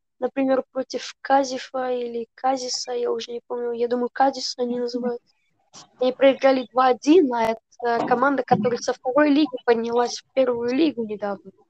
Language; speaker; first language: Russian; early bilingual, heritage; Russian